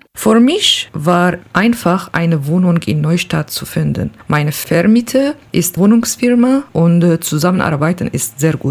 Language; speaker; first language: German; non-native, learner; Kurdish